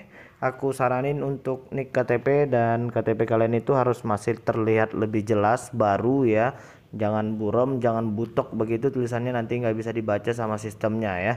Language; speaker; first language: Indonesian; native; Indonesian